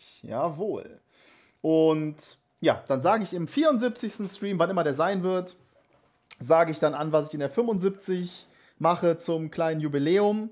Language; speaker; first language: German; native; German